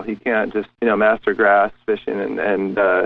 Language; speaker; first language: English; native; English